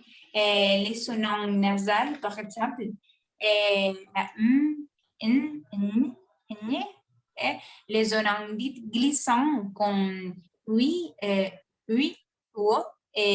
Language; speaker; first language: French; non-native, learner; Spanish